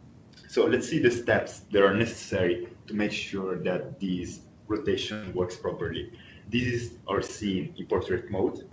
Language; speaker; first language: English; non-native, fluent; Italian